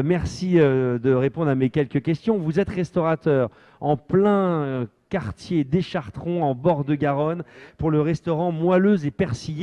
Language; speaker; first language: French; native; French